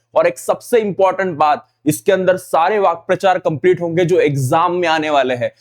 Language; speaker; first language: Hindi; non-native, local second language; Marathi